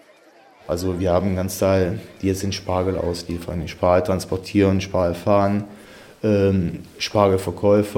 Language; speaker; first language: German; native; German